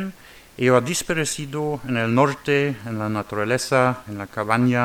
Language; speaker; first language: Spanish; non-native, learner; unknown